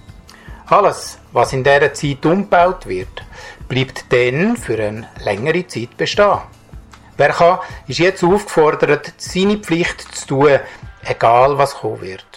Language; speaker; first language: German; native; German